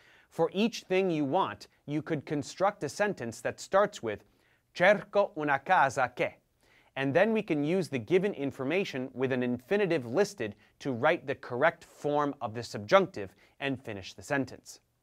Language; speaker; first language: English; native; English